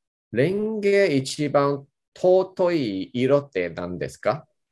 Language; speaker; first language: Japanese; non-native, learner; Chinese